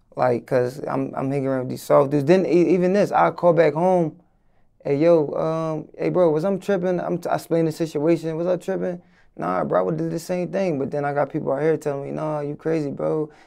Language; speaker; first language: English; native; English